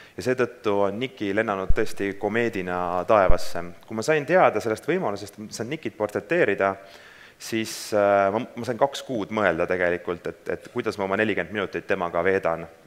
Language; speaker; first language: Estonian; native; Estonian